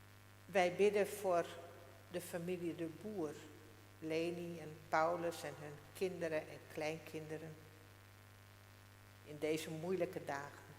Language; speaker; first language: Dutch; non-native, local second language; Western Frisian